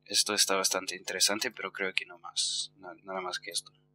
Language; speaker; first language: Spanish; non-native, fluent; English